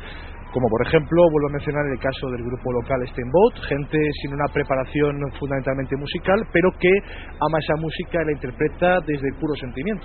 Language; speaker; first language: Spanish; native; Spanish